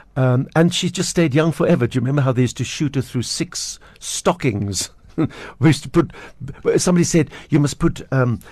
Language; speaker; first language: English; native; English